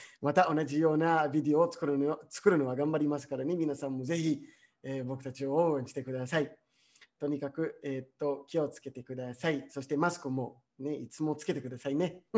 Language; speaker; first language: Japanese; non-native, fluent; Arabic